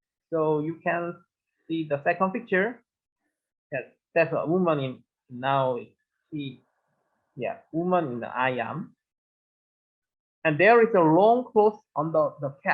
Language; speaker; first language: English; non-native, learner; Korean